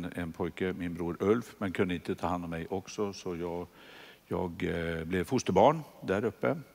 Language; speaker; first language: Swedish; native; Swedish